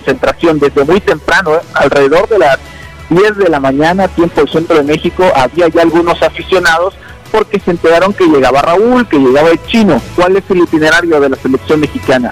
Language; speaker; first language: Spanish; native; Spanish